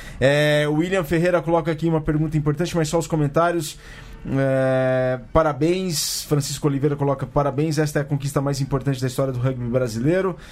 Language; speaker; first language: Portuguese; native; Portuguese